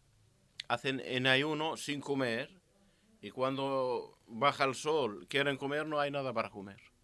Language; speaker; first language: Spanish; non-native, learner; Arabic